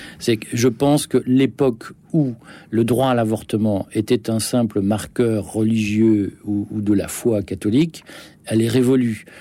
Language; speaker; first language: French; native; French